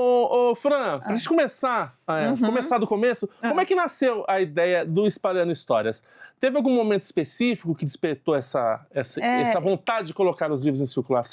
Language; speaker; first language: Portuguese; native; Portuguese